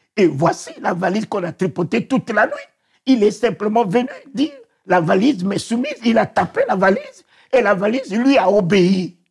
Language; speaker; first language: French; non-native, local second language; Sango